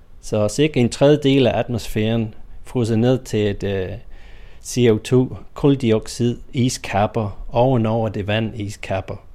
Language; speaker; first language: Danish; non-native, fluent; English